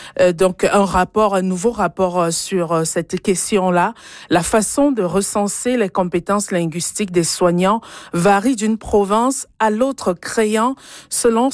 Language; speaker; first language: French; non-native, local second language; Ghomala